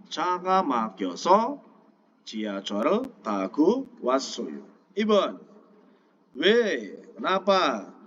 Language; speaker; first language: Korean; non-native, fluent; Indonesian